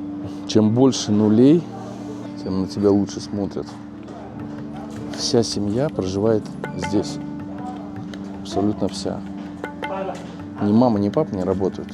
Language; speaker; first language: Russian; native; Russian